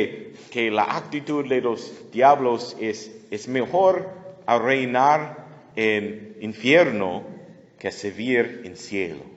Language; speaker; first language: Spanish; non-native, learner; English